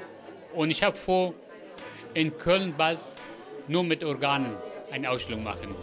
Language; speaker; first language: German; non-native, fluent; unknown